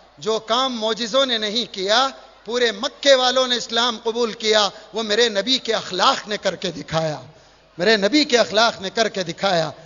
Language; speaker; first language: Urdu; native; Urdu